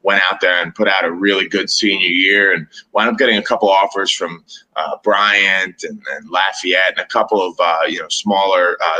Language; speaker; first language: English; native; English